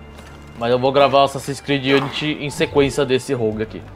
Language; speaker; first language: Portuguese; native; Portuguese